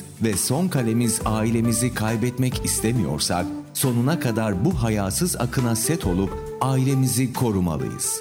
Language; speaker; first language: Turkish; native; Turkish